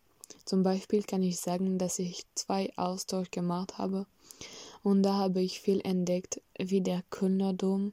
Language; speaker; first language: German; non-native, learner; French